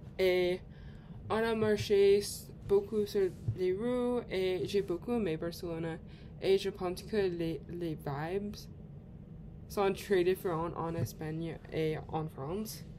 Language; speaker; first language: French; non-native, learner; English